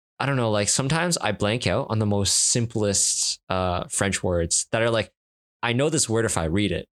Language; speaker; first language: English; native; English